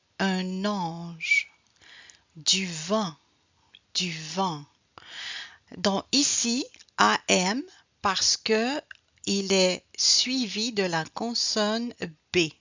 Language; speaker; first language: French; native; French